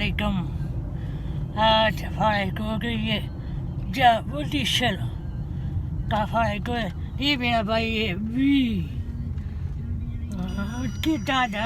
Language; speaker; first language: Hindi; non-native, learner; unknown